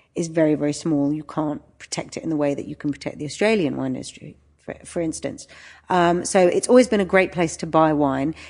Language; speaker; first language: English; native; English